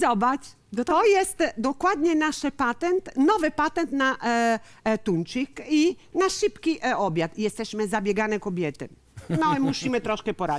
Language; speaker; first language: Polish; non-native, learner; Italian